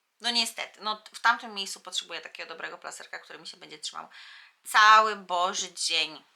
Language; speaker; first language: Polish; native; Polish